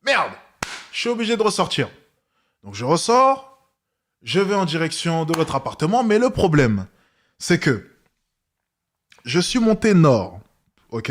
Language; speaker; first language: French; native; French